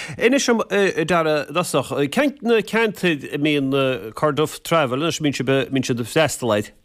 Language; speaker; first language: Irish; native; Irish